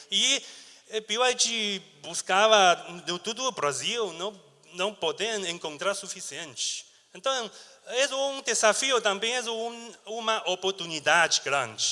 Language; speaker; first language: Portuguese; non-native, learner; Chinese